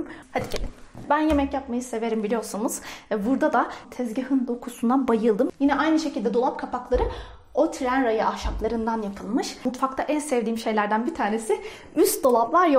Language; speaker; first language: Turkish; native; Turkish